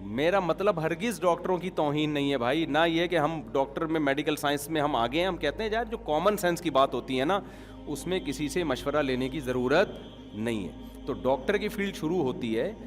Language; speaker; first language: Urdu; native; Urdu